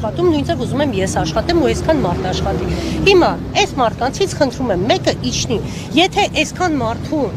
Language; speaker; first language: Armenian; native; Armenian